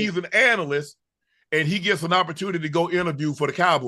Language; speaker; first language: English; native; English